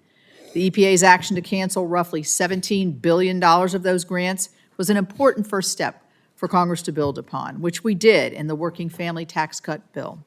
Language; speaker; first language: English; native; English